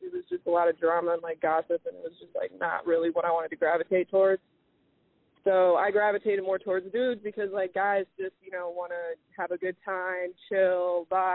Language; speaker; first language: English; native; English